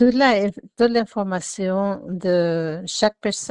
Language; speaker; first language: French; non-native, learner; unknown